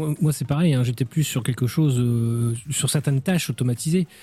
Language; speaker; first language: French; native; French